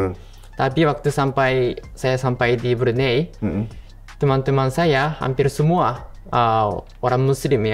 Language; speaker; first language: Indonesian; non-native, fluent; Japanese